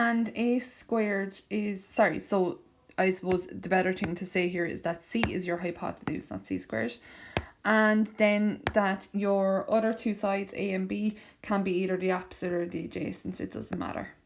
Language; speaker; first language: English; native; English